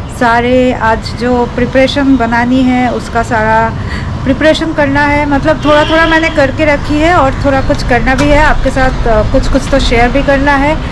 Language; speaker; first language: Hindi; non-native, local second language; Bangla